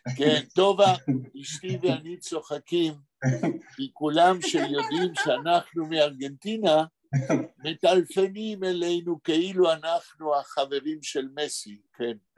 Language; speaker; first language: Hebrew; non-native, fluent; Spanish